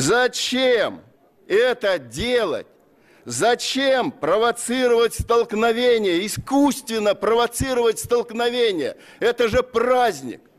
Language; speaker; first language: Russian; native; Russian